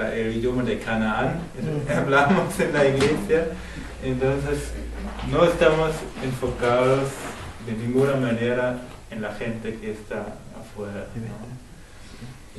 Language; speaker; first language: Spanish; non-native, fluent; German